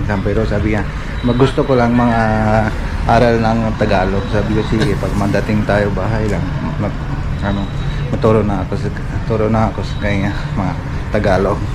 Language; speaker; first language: Filipino; non-native, learner; Punjabi